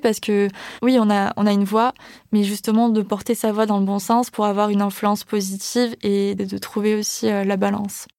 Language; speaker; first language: French; native; French